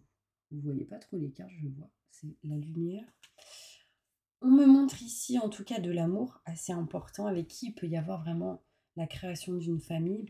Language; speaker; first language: French; native; French